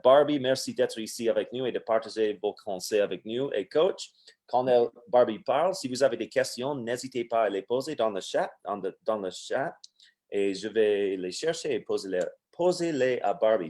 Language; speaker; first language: French; non-native, fluent; English